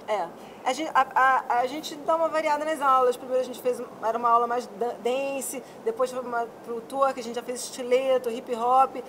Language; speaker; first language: Portuguese; non-native, fluent; Spanish